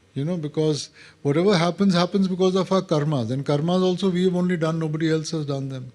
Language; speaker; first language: English; non-native, local second language; Punjabi